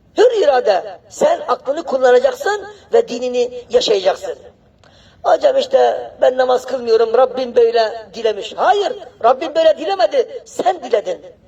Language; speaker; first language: Turkish; non-native, fluent; Arabic